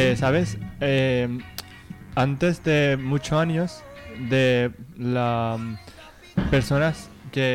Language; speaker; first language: Spanish; non-native, learner; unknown